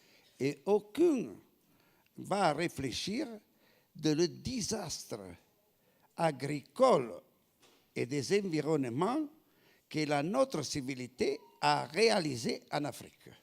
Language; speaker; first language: French; non-native, fluent; Italian